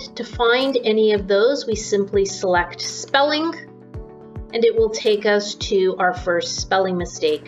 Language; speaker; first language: English; native; English